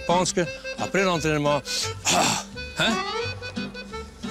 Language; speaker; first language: French; non-native, learner; Dutch